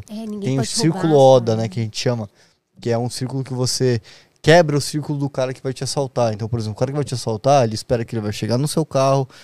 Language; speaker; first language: Portuguese; native; Portuguese